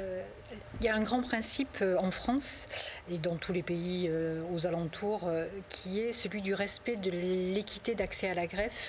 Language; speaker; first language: French; native; French